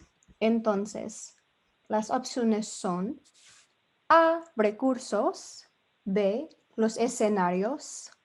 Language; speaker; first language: Spanish; non-native, fluent; English